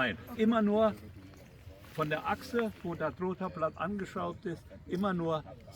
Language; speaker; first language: German; native; German